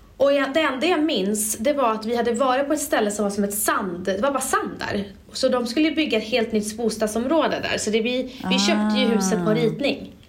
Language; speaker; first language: Swedish; early bilingual, other home language; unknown